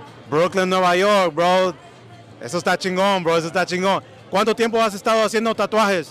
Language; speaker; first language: Spanish; early bilingual, heritage; Spanish